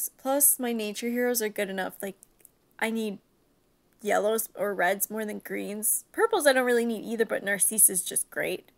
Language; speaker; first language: English; native; English